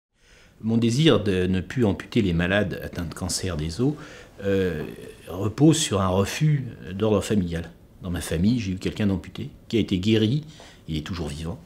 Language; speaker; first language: French; native; French